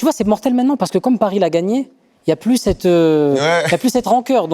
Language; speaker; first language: French; native; French